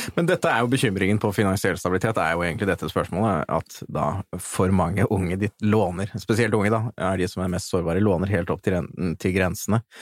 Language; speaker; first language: Norwegian; native; Norwegian